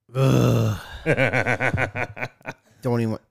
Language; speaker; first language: English; native; English